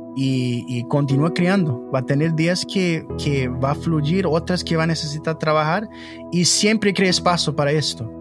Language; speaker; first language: Spanish; non-native, learner; English